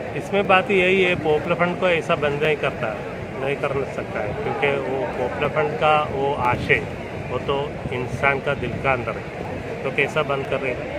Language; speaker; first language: Hindi; non-native, local second language; Malayalam